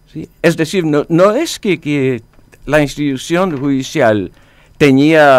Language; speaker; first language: Spanish; non-native, fluent; Polish